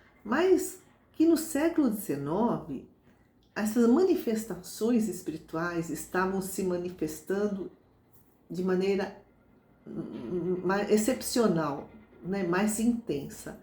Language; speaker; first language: Portuguese; native; Portuguese